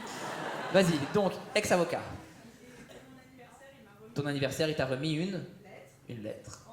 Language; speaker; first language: French; native; French